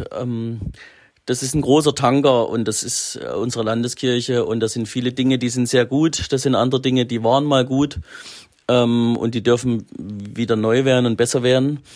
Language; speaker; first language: German; native; German